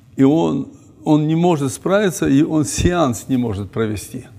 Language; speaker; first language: Russian; native; Russian